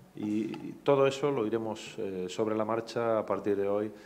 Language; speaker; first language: Spanish; native; Spanish